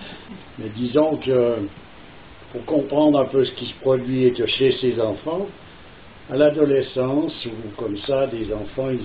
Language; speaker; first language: French; native; French